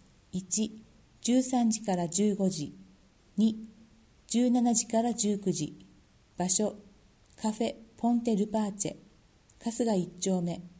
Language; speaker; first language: Japanese; native; Japanese